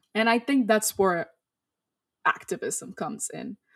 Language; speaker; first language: English; non-native, fluent; Spanish